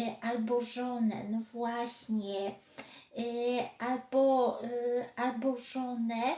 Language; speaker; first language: Polish; native; Polish